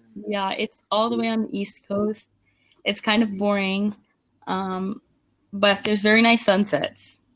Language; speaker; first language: English; non-native, fluent; Spanish